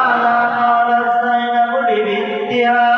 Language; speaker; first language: Arabic; non-native, fluent; Bangla